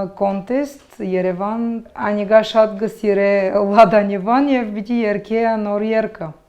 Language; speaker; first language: Armenian; early bilingual, heritage; Armenian